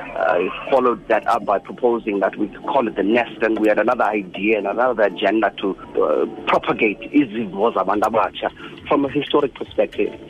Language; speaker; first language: English; non-native, local second language; Xhosa